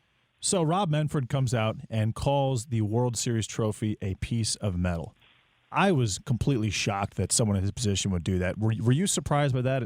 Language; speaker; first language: English; native; English